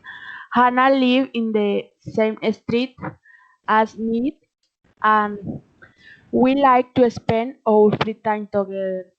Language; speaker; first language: English; non-native, learner; Spanish